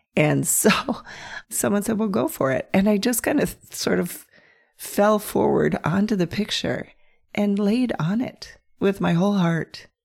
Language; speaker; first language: English; native; English